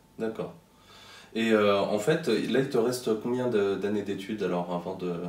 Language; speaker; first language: French; native; French